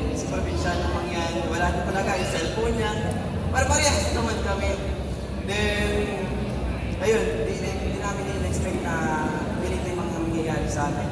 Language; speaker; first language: Filipino; native; Filipino